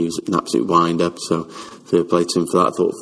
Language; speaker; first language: English; native; English